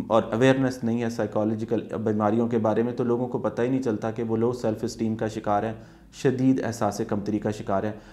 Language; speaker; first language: Urdu; native; Urdu